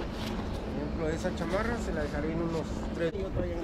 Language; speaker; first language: Spanish; native; Spanish